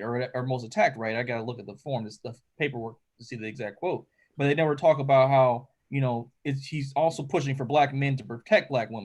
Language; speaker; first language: English; native; English